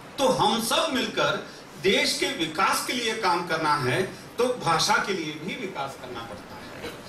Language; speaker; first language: Hindi; non-native, local second language; Kannada